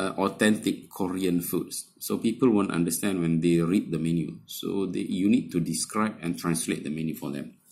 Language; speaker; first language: English; non-native, local second language; Malay